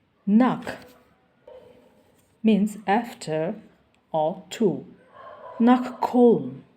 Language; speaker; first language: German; non-native, fluent; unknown